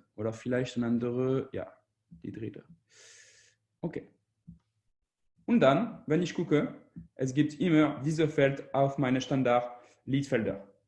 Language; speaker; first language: German; non-native, learner; French